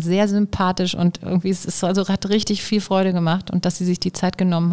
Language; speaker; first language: German; native; German